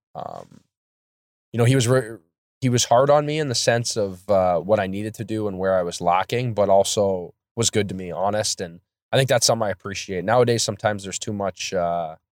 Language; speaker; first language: English; native; English